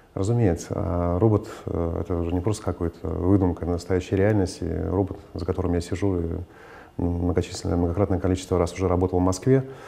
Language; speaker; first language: Russian; native; Russian